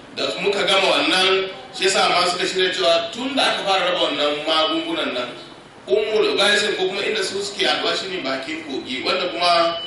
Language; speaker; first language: Hausa; native; Hausa